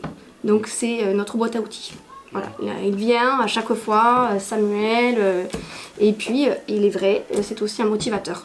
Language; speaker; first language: French; native; French